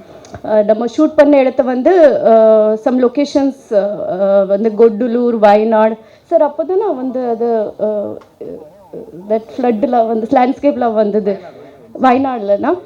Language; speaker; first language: Tamil; non-native, learner; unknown